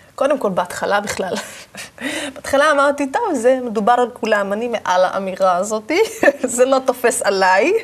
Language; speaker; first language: Hebrew; native; Hebrew